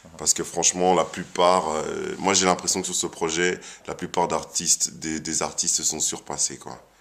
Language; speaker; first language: French; native; French